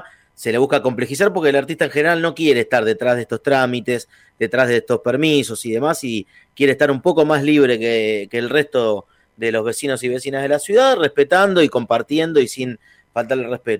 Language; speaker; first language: Spanish; native; Spanish